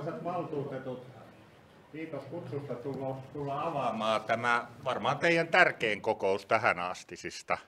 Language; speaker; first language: Finnish; native; Finnish